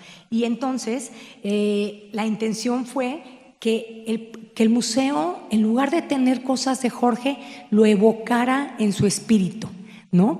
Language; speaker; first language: Spanish; native; Spanish